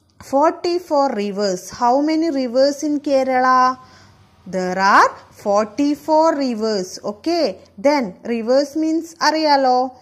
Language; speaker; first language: English; non-native, local second language; Malayalam